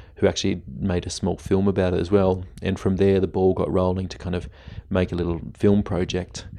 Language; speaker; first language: English; native; English